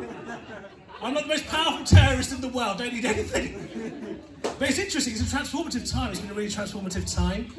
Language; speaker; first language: English; native; English